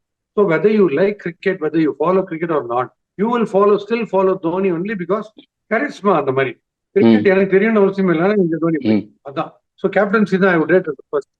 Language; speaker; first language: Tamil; native; Tamil